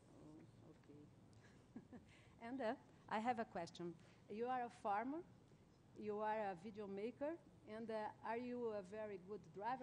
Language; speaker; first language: English; non-native, learner; Portuguese